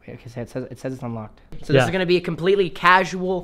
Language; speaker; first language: English; native; English